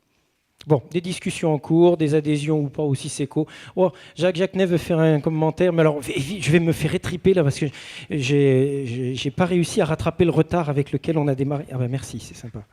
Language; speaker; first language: French; native; French